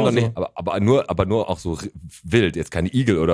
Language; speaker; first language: German; native; German